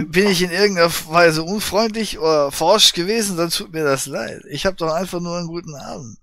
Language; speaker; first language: German; native; German